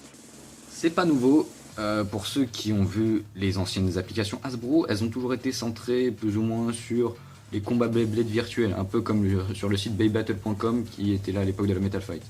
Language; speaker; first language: French; native; French